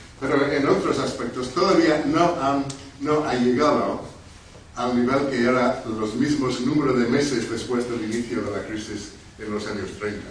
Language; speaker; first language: Spanish; non-native, fluent; English